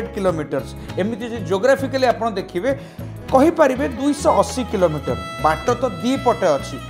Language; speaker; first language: Hindi; non-native, local second language; Odia